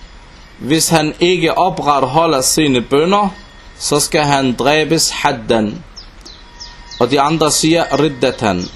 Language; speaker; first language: Danish; non-native, local second language; Arabic